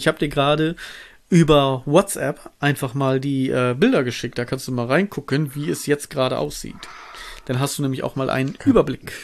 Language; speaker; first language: German; native; German